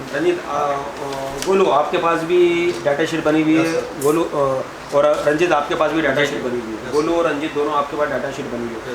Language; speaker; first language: Hindi; native; Hindi